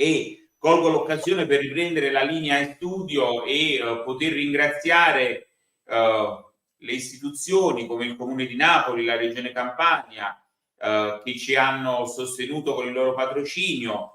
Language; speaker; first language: Italian; native; Italian